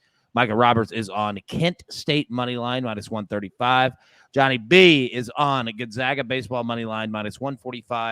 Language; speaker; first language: English; native; English